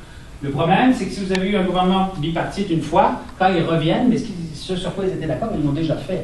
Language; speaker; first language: French; native; French